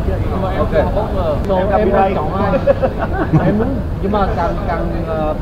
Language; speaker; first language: Vietnamese; early bilingual, heritage; Vietnamese